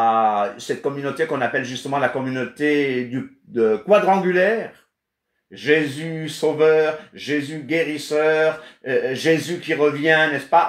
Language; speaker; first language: French; non-native, fluent; Kabuverdianu